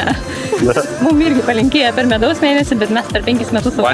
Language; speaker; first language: Lithuanian; native; Lithuanian